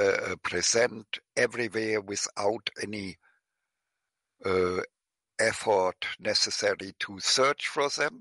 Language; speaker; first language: English; non-native, fluent; German